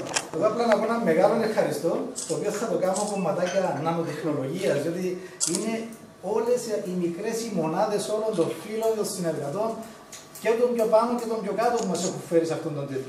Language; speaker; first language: Greek; native; Greek